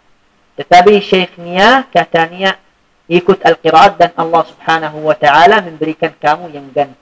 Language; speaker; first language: Indonesian; non-native, fluent; Arabic